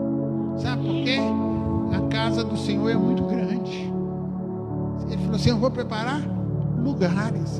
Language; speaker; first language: Portuguese; native; Portuguese